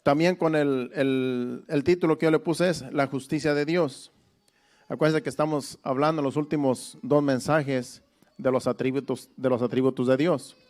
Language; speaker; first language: Spanish; native; Spanish